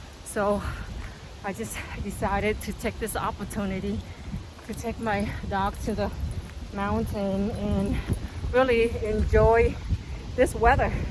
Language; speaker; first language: English; non-native, fluent; Vietnamese